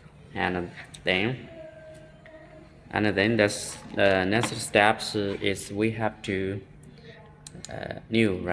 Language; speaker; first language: English; non-native, learner; Chinese